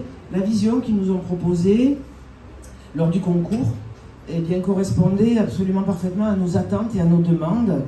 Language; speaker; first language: French; native; French